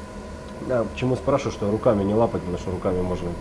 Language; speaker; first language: Russian; native; Russian